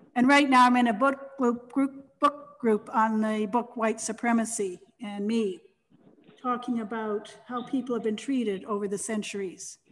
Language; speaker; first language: English; native; English